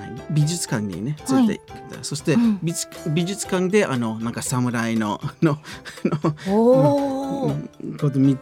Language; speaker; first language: Japanese; non-native, learner; English